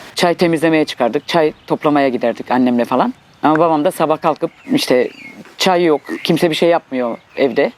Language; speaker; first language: Turkish; native; Turkish